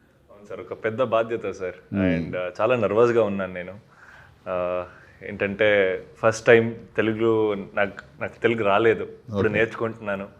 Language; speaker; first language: Telugu; non-native, learner; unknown